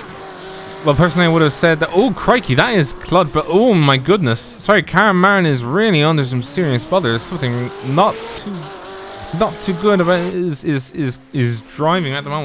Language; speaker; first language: English; native; English